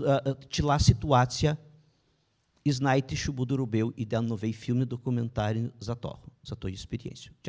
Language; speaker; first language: Ukrainian; early bilingual, heritage; Portuguese